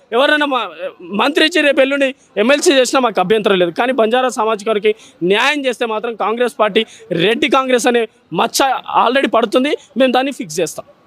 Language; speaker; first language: Telugu; non-native, local second language; Lambadi